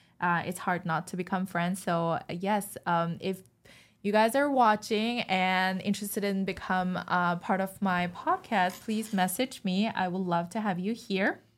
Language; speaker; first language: English; non-native, fluent; Chinese